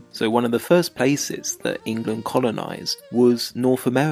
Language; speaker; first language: English; native; English